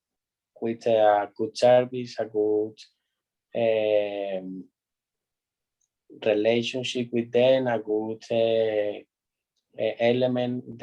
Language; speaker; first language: English; non-native, learner; Spanish